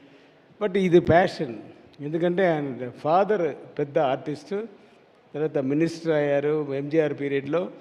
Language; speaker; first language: Telugu; non-native, learner; Tamil